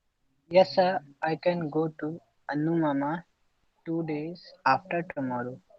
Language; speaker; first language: English; non-native, learner; Hindi